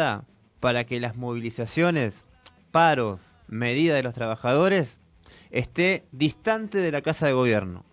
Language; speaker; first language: Spanish; native; Spanish